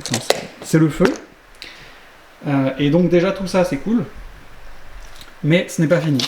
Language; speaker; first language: French; native; French